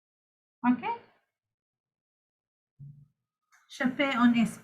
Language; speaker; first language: French; non-native, fluent; Sinhala